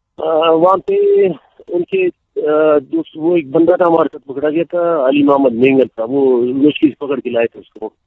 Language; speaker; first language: Urdu; non-native, local second language; Baluchi